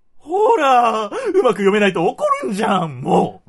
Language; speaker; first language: Japanese; native; Japanese